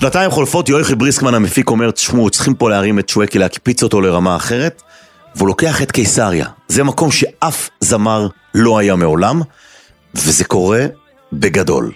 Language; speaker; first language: Hebrew; native; Hebrew